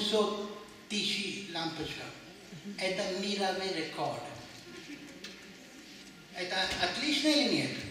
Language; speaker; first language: Russian; non-native, learner; Hindi